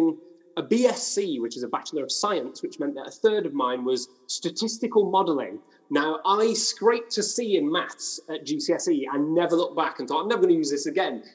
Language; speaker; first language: English; native; English